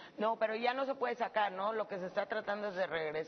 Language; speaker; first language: Spanish; native; Spanish